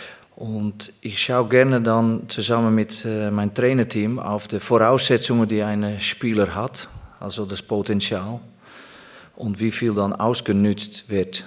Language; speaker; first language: German; non-native, fluent; Dutch